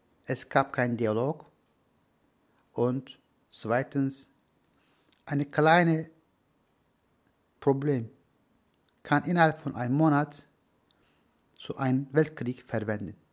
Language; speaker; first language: German; non-native, learner; Turkish